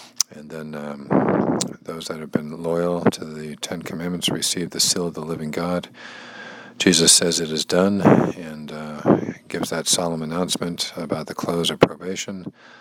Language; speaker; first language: English; native; English